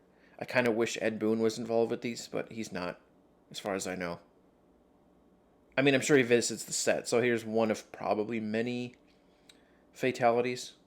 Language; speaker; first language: English; native; English